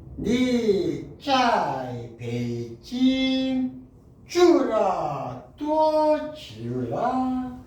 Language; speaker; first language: Chinese; non-native, learner; Korean